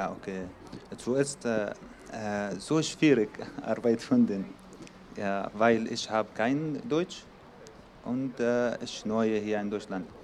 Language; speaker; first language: German; non-native, learner; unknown